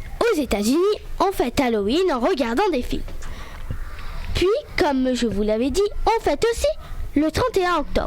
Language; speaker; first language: French; native; French